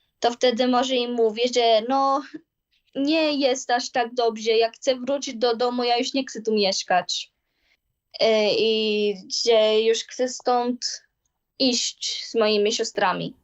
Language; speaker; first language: Polish; early bilingual, heritage; Polish